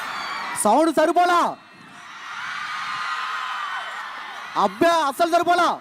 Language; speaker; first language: Telugu; native; Telugu